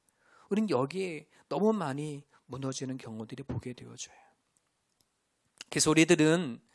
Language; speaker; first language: Korean; native; Korean